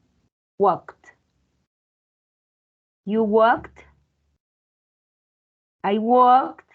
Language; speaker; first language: English; non-native, learner; Spanish